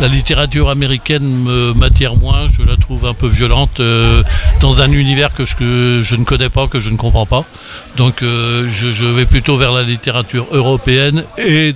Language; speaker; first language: French; native; French